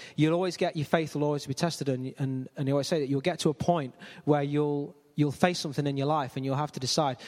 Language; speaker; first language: English; native; English